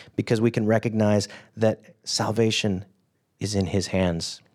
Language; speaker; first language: English; native; English